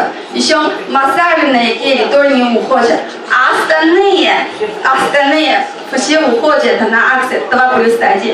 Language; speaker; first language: Russian; non-native, learner; Chinese